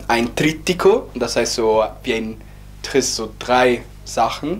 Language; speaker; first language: German; non-native, fluent; Italian